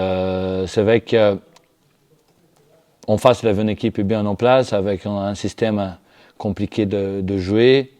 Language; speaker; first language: French; non-native, fluent; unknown